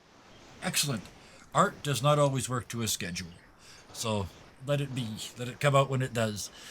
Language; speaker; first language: English; native; English